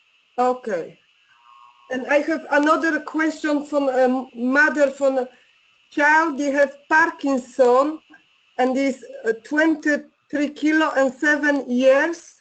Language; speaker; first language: English; non-native, learner; Polish